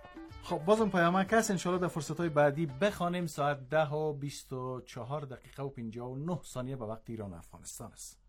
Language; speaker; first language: Persian; native; Persian